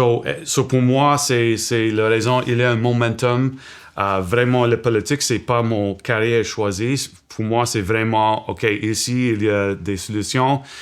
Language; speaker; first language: French; non-native, local second language; English